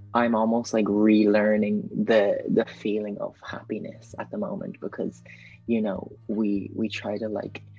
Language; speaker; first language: English; native; English